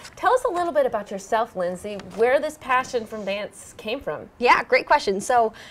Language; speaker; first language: English; native; English